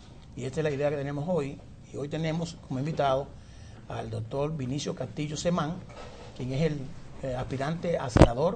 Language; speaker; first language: Spanish; native; Spanish